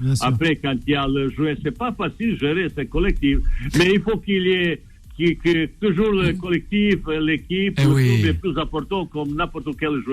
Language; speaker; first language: French; non-native, fluent; Bosnian